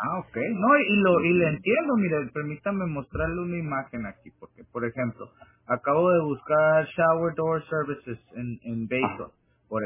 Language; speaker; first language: Spanish; native; Spanish